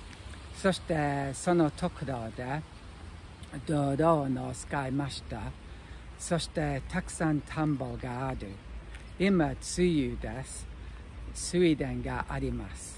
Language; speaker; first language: Japanese; non-native, learner; English